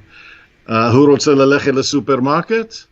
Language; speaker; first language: Hebrew; non-native, fluent; English